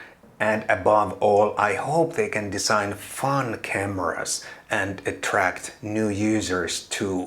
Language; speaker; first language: English; non-native, fluent; Finnish